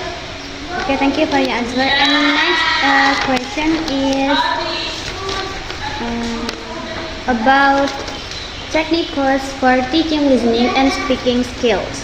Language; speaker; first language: English; non-native, learner; Indonesian